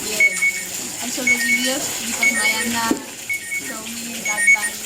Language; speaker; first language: English; non-native, learner; Spanish